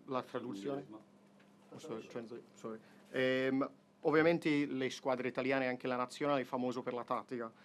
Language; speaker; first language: Italian; non-native, fluent; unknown